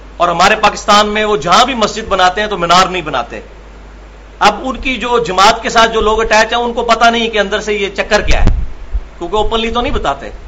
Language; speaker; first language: Urdu; non-native, local second language; Punjabi